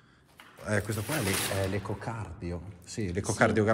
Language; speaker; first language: Italian; native; Italian